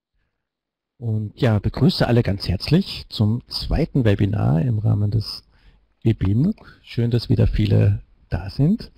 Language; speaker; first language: German; native; German